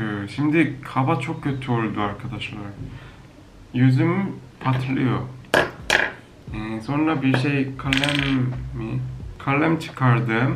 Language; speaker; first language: Turkish; non-native, learner; Korean